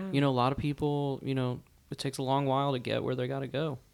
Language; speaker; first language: English; native; English